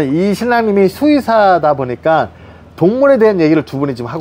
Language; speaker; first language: Korean; native; Korean